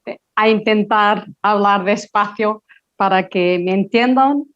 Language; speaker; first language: Spanish; non-native, local second language; Portuguese